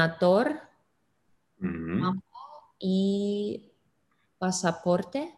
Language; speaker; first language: Spanish; non-native, learner; English